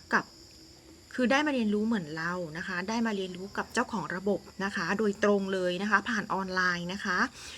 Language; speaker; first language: Thai; native; Thai